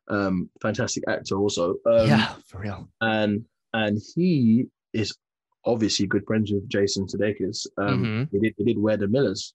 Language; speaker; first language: English; native; English